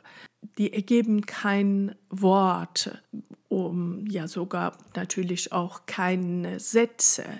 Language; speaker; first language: German; non-native, fluent; Persian